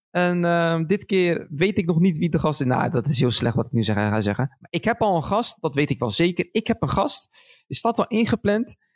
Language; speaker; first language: Dutch; early bilingual, other home language; Arabic